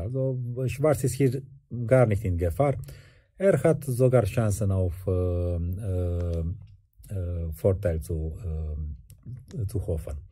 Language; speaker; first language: German; non-native, fluent; Romanian